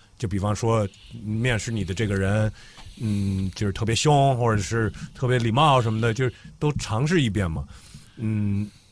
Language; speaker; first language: Chinese; non-native, fluent; English